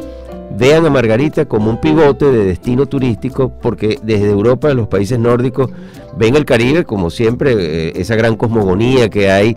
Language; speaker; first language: Spanish; native; Spanish